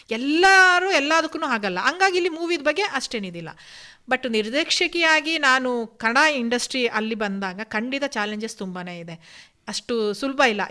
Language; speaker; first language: Kannada; non-native, local second language; Kodava